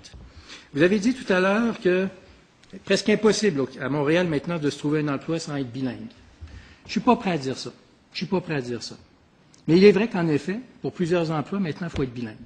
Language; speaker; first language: French; native; French